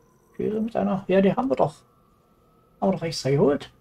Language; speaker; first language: German; native; German